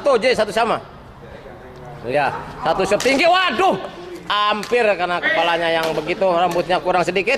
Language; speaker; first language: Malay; non-native, local second language; Javanese